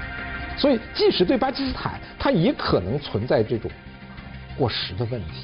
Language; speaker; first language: Chinese; native; Chinese